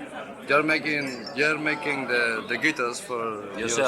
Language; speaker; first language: English; non-native, learner; Spanish